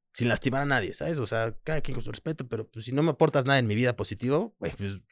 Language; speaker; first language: Spanish; early bilingual, other home language; French